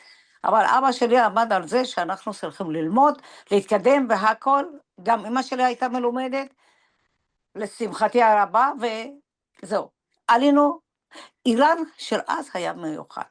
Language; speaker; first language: Hebrew; non-native, fluent; Persian